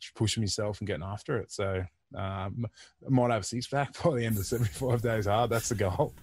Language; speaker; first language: English; native; English